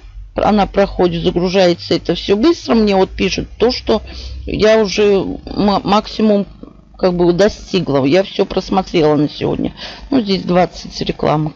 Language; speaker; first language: Russian; native; Russian